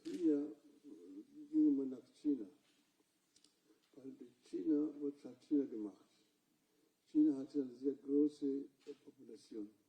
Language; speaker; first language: German; non-native, fluent; Luo (Kenya and Tanzania)